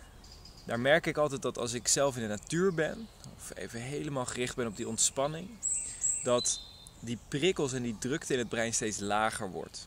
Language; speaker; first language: Dutch; native; Dutch